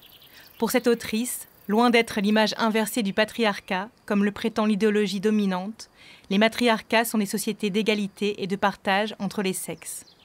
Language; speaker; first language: French; native; French